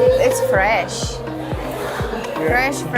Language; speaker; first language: English; non-native, learner; Portuguese